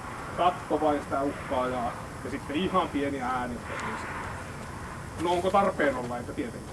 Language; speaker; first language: Finnish; native; Finnish